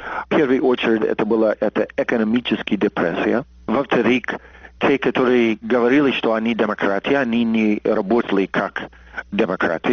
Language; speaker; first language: Russian; non-native, fluent; English